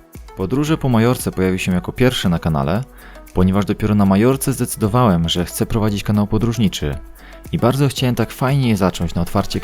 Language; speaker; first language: Polish; native; Polish